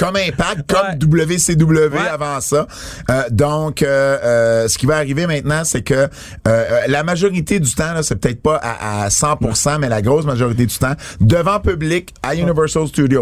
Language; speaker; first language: French; native; French